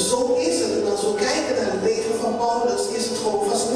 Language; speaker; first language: Dutch; non-native, local second language; Papiamento